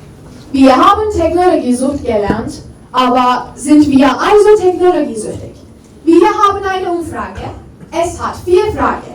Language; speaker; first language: German; non-native, learner; Turkish